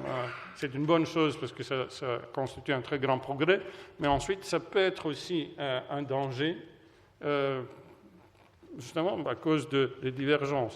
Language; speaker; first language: French; non-native, fluent; Greek